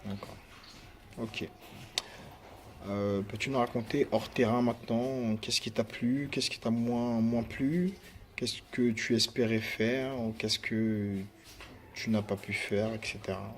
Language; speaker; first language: French; native; French